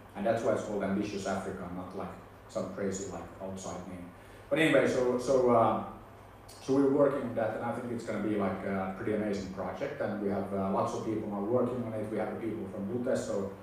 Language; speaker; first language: English; non-native, fluent; Finnish